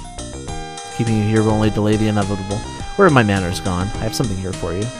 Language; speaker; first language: English; native; English